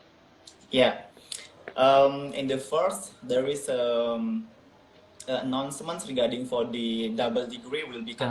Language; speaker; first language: English; non-native, local second language; Indonesian